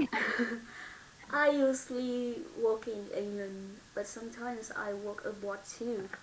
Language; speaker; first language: English; non-native, learner; Vietnamese